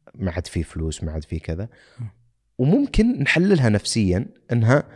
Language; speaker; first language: Arabic; native; Arabic